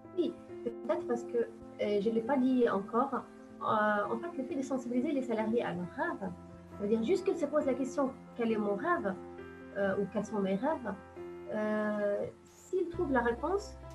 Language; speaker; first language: French; non-native, local second language; Arabic